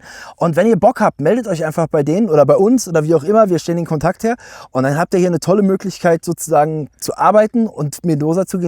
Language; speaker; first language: German; native; German